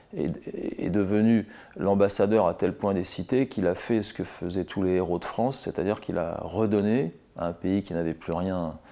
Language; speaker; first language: French; native; French